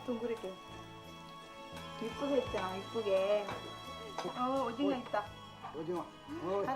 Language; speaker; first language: Korean; non-native, learner; Sinhala